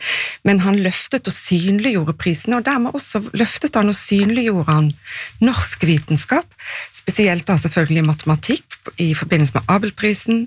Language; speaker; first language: Norwegian; native; Norwegian